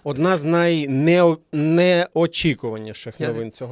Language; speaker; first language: Ukrainian; native; Ukrainian